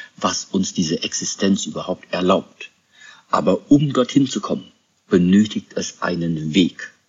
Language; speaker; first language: German; native; German